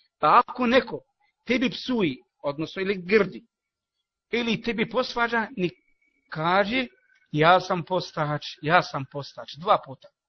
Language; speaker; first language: Bosnian; non-native, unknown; Arabic